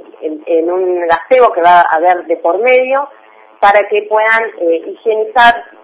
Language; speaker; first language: Spanish; native; Spanish